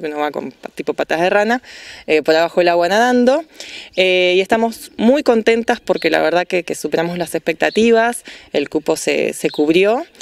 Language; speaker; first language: Spanish; native; Spanish